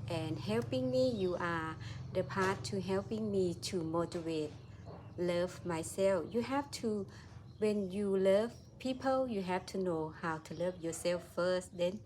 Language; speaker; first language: English; non-native, learner; Thai